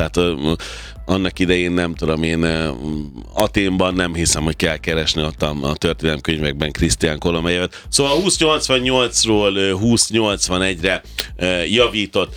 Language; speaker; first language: Hungarian; native; Hungarian